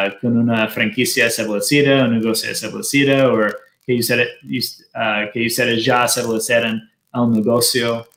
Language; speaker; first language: Spanish; non-native, fluent; Portuguese